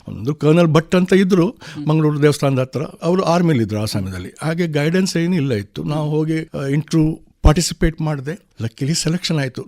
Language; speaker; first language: Kannada; non-native, local second language; Konkani